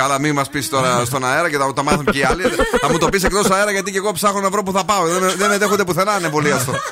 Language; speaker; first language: Greek; native; Greek